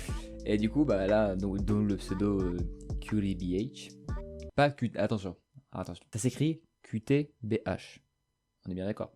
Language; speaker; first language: French; native; French